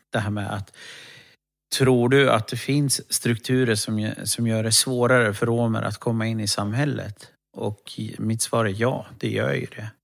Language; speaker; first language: Swedish; early bilingual, other home language; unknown